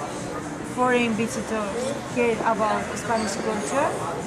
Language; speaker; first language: English; non-native, fluent; Spanish